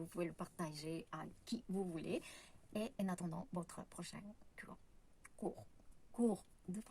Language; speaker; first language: French; non-native, fluent; Spanish